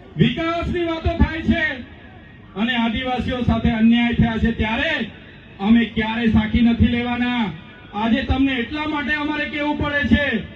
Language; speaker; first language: Gujarati; non-native, local second language; Vasavi